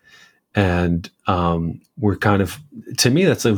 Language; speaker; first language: English; native; English